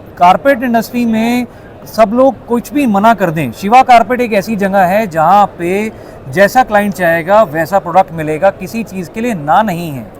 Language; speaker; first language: Hindi; native; Hindi